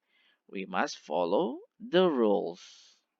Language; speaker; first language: English; non-native, learner; Indonesian